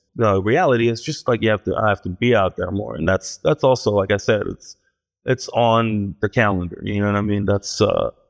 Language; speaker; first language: English; early bilingual, heritage; Hebrew